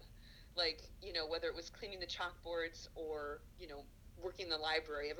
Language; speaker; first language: English; native; English